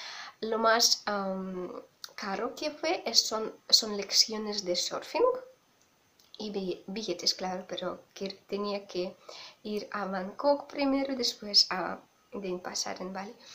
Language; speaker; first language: Spanish; non-native, fluent; Russian